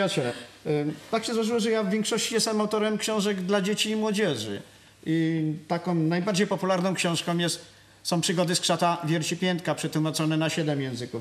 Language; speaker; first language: Polish; native; Polish